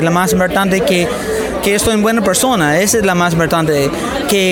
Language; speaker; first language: Spanish; non-native, fluent; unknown